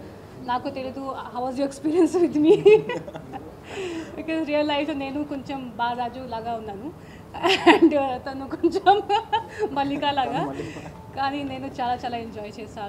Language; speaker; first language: Telugu; non-native, learner; Hindi